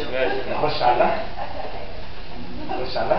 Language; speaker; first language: Arabic; native; Arabic